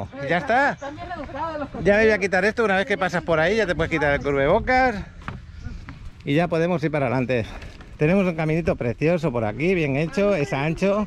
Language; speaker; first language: Spanish; native; Spanish